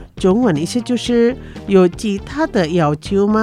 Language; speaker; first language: Chinese; early bilingual, heritage; Chinese